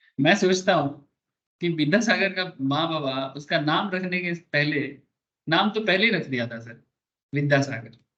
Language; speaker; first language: Hindi; non-native, local second language; Bangla